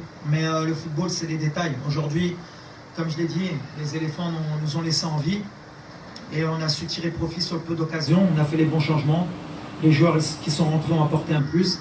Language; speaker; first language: French; native; French